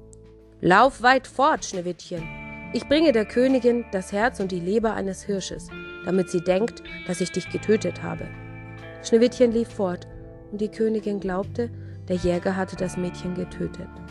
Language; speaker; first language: German; native; German